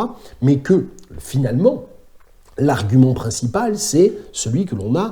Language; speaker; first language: French; native; French